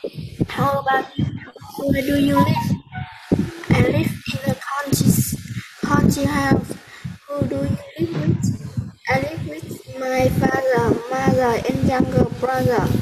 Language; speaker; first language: English; non-native, learner; Vietnamese